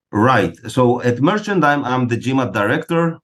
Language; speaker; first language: English; non-native, fluent; Greek